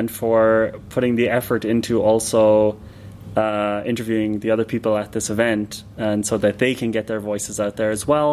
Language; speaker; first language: English; native; English